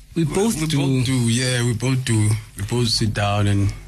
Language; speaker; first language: English; non-native, local second language; Xhosa